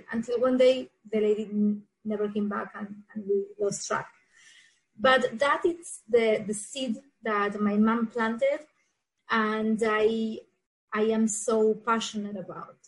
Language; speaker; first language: English; non-native, fluent; Spanish